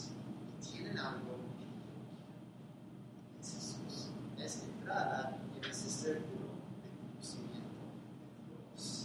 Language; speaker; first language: Spanish; non-native, fluent; English